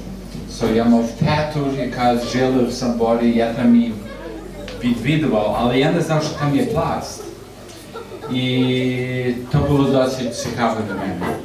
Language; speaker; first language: Ukrainian; early bilingual, heritage; Ukrainian